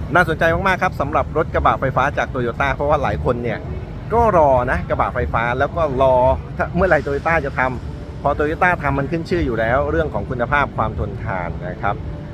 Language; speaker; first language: Thai; native; Thai